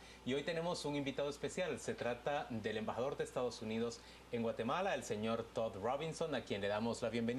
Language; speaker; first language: Spanish; native; Spanish